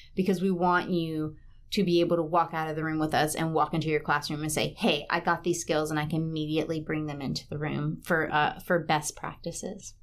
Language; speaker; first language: English; native; English